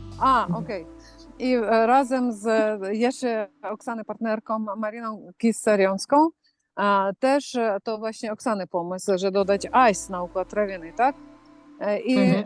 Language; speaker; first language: Polish; non-native, fluent; Ukrainian